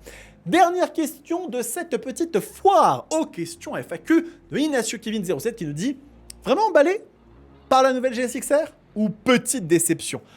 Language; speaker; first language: French; native; French